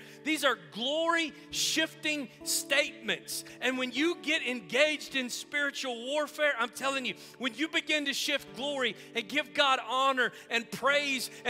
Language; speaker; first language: English; native; English